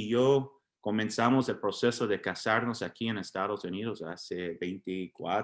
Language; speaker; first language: Spanish; non-native, fluent; English